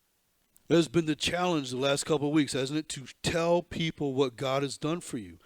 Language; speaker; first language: English; native; English